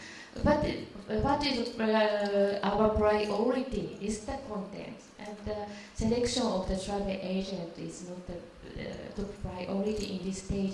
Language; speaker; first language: English; non-native, learner; Japanese